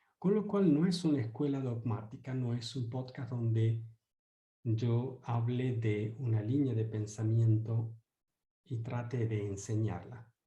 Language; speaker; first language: Spanish; native; Spanish